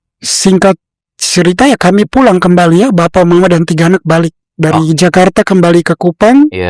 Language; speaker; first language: Indonesian; native; Indonesian